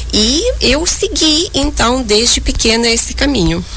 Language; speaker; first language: Portuguese; non-native, fluent; Russian